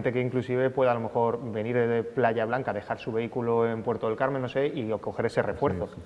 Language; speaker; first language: Spanish; native; Spanish